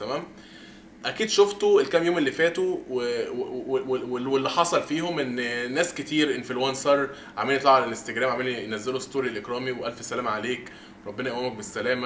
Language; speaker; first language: Arabic; native; Arabic